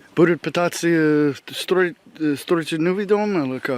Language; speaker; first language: Russian; non-native, learner; English